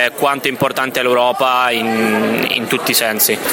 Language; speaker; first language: Italian; native; Italian